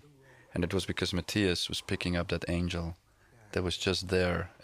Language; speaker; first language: English; non-native, fluent; Dutch